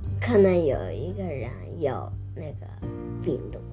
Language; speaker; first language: Chinese; early bilingual, heritage; Chinese